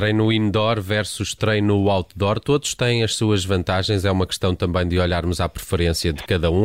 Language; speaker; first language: Portuguese; native; Portuguese